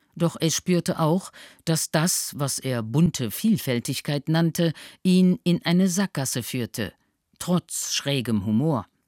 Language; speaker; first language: German; native; German